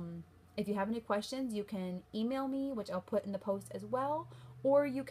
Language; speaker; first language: English; native; English